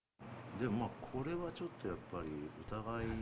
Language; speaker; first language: Japanese; native; Japanese